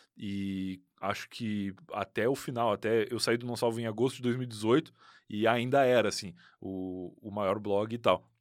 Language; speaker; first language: Portuguese; native; Portuguese